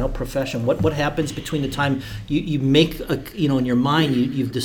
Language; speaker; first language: English; native; English